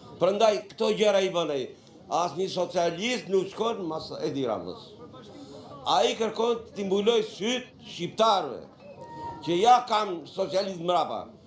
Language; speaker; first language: Albanian; non-native, local second language; Romany